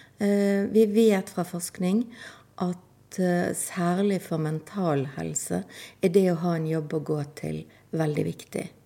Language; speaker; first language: Norwegian; native; Norwegian